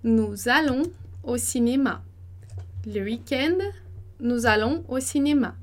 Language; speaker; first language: French; non-native, fluent; Portuguese